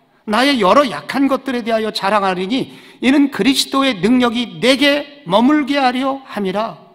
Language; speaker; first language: Korean; native; Korean